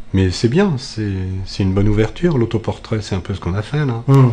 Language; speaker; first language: French; native; French